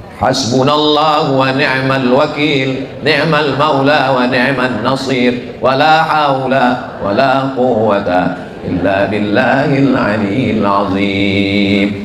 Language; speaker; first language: Indonesian; native; Indonesian